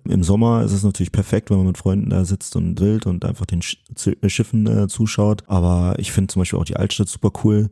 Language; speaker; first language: German; early bilingual, other home language; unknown